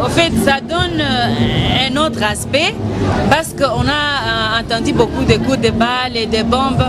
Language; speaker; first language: French; non-native, local second language; Swahili